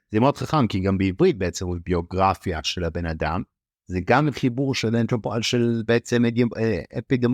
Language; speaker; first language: Hebrew; native; Hebrew